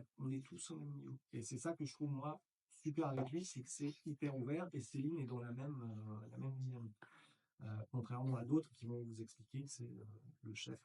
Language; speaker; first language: French; native; French